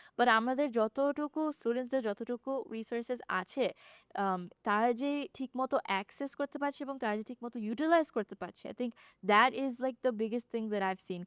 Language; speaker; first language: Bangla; early bilingual, heritage; Bangla